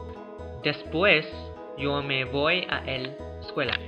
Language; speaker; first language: Spanish; non-native, learner; English